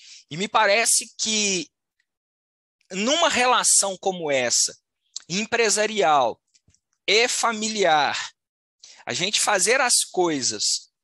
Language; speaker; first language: Portuguese; native; Portuguese